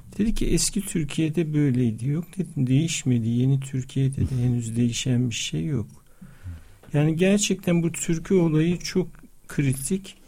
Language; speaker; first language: Turkish; non-native, local second language; Abkhazian